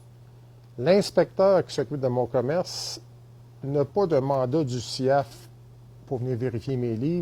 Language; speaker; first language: French; native; French